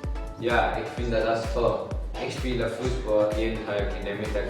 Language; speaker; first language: German; non-native, learner; English